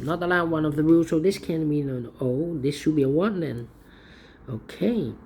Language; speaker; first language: English; non-native, fluent; Dutch